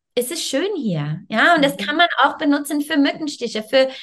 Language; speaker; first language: German; non-native, fluent; English